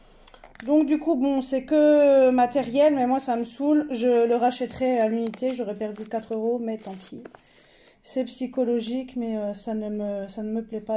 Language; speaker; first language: French; native; French